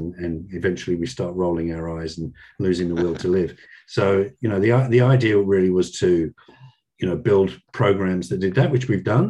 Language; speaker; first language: English; native; English